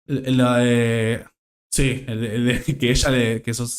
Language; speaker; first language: Spanish; native; Spanish